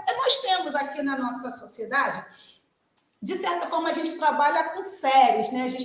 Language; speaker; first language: Portuguese; native; Portuguese